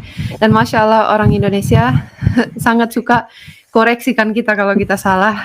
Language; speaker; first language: Indonesian; non-native, fluent; Finnish